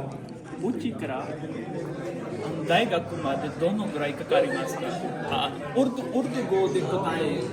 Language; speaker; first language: Japanese; non-native, learner; Urdu